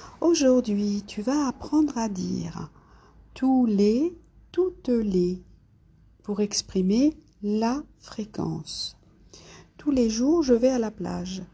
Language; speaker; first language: French; non-native, fluent; Spanish